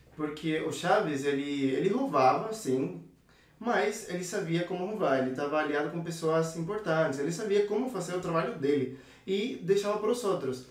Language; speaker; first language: Portuguese; non-native, fluent; Spanish